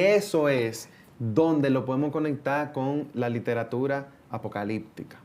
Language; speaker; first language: Spanish; native; Spanish